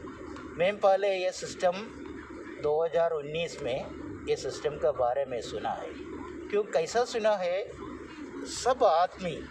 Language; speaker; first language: Hindi; non-native, local second language; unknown